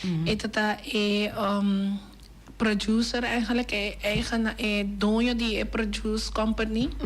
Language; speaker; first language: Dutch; non-native, local second language; Papiamento